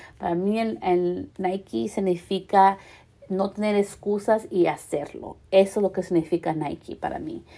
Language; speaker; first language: Spanish; early bilingual, heritage; Spanish